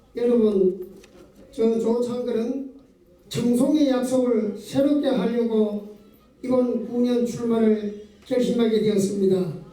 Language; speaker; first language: Korean; native; Korean